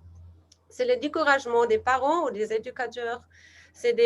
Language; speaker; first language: French; non-native, learner; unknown